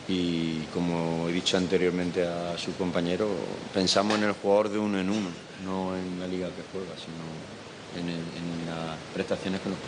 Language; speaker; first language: Spanish; native; Spanish